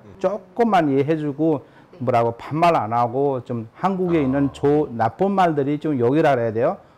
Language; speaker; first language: Korean; non-native, fluent; Nepali